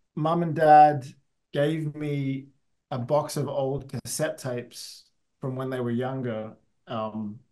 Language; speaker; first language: English; native; English